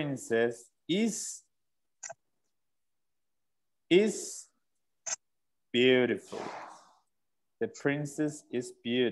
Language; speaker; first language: English; non-native, fluent; Spanish